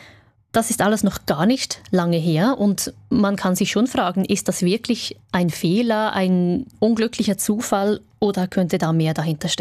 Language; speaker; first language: German; native; German